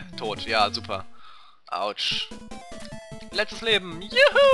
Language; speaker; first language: German; native; German